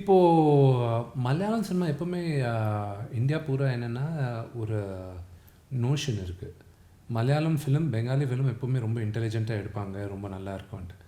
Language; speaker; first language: Tamil; non-native, local second language; Telugu